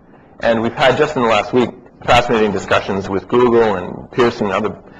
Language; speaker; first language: English; native; English